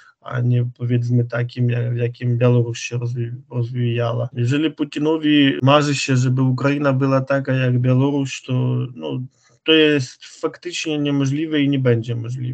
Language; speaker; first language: Polish; non-native, fluent; Ukrainian